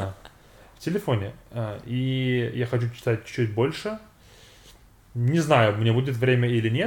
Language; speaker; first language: Russian; non-native, fluent; English